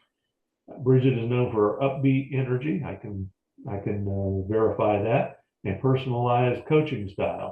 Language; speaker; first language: English; native; English